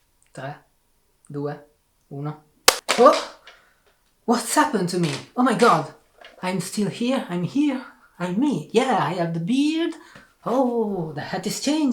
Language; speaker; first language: English; non-native, learner; Italian